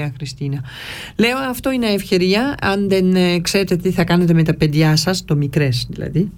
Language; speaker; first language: Greek; early bilingual, heritage; Greek